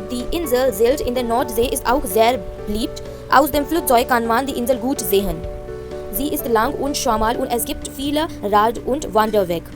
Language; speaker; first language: German; non-native, fluent; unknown